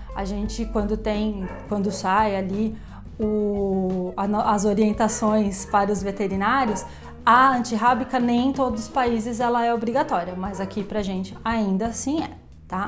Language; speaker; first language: Portuguese; native; Portuguese